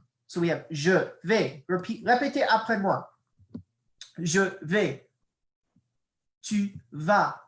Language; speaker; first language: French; non-native, fluent; English